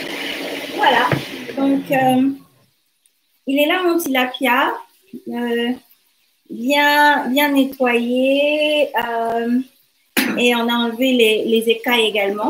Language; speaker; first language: French; non-native, local second language; Lingala